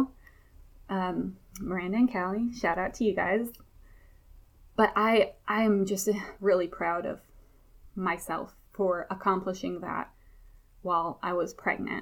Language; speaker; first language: English; native; English